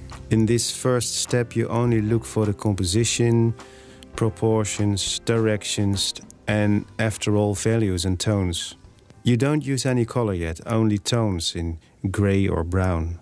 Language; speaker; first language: English; non-native, fluent; Dutch